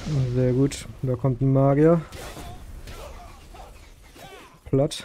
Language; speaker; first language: German; native; German